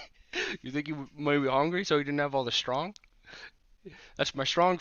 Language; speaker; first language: English; native; English